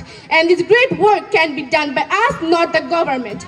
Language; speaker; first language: English; non-native, learner; Bangla